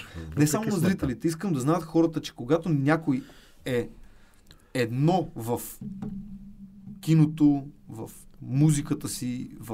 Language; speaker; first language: Bulgarian; native; Bulgarian